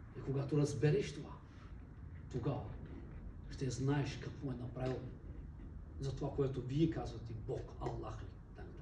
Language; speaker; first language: Bulgarian; non-native, local second language; Turkish